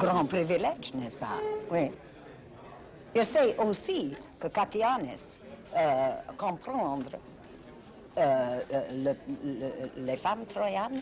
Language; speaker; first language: French; non-native, fluent; English